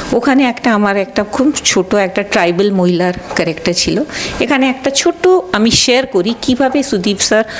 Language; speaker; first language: Bangla; non-native, local second language; Marwari